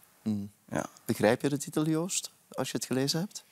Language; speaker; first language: Dutch; native; Dutch